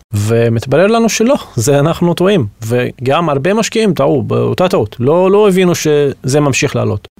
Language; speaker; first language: Hebrew; non-native, local second language; Arabic